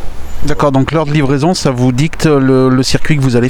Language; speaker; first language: French; native; French